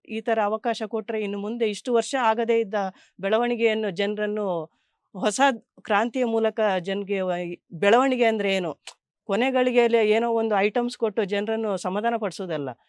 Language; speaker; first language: Kannada; native; Kannada